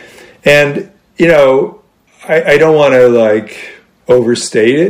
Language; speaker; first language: English; native; English